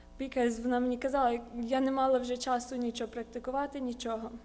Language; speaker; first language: Ukrainian; early bilingual, heritage; Ukrainian